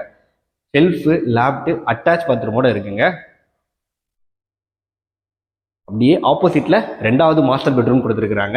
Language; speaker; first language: Tamil; native; Tamil